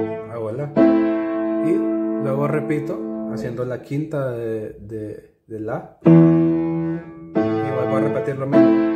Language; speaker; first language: Spanish; native; Spanish